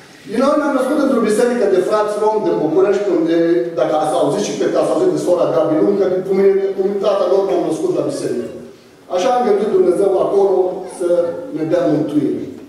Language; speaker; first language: Romanian; non-native, fluent; Arabic